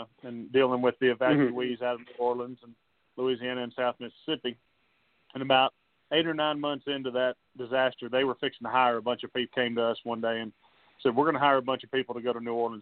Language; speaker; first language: English; native; English